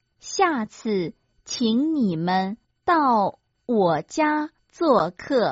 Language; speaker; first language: Chinese; non-native, learner; Croatian